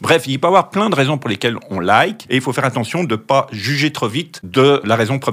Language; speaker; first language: French; native; French